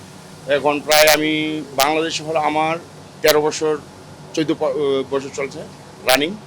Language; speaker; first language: Bangla; early bilingual, heritage; Bangla